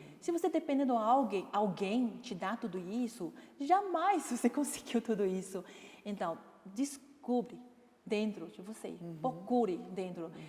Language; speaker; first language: Portuguese; non-native, fluent; Chinese